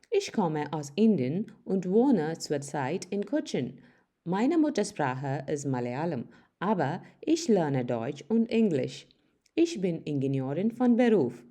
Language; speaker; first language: German; non-native, learner; Malayalam